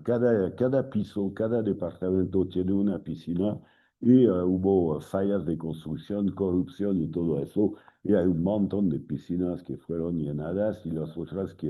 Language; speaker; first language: Spanish; non-native, fluent; French